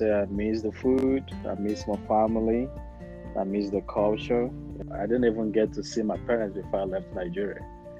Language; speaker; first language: English; non-native, local second language; Igbo